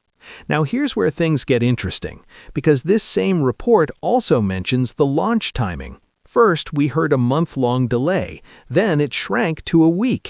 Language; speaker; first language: English; native; English